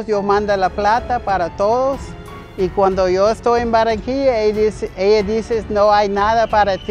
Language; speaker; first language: Spanish; non-native, learner; English